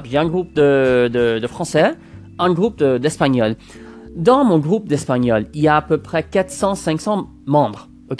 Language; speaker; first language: French; non-native, fluent; English